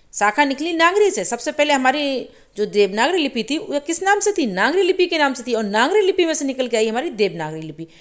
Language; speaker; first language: Hindi; native; Hindi